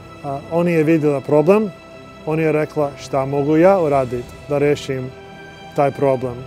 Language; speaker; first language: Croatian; non-native, learner; English